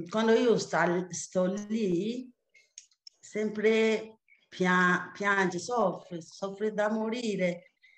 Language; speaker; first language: Italian; non-native, learner; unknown